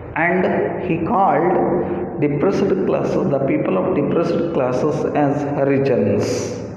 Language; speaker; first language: English; non-native, local second language; Kannada